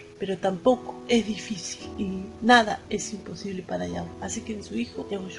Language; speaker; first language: Spanish; native; Spanish